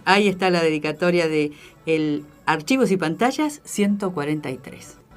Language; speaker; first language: Spanish; native; Spanish